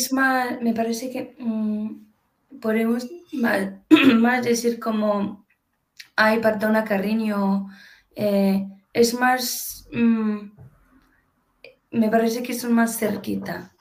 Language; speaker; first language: Spanish; non-native, learner; French